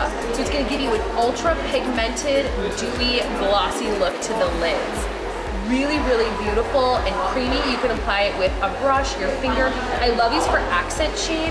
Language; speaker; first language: English; native; English